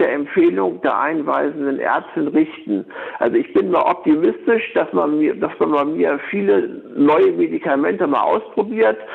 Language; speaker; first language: German; native; German